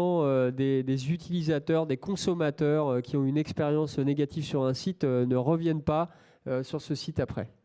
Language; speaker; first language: French; native; French